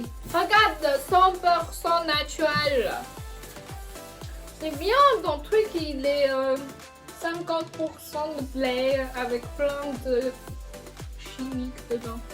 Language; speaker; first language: French; non-native, learner; Chinese